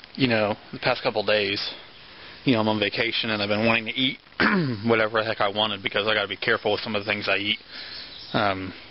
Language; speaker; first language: English; native; English